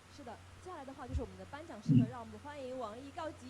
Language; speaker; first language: Chinese; native; Chinese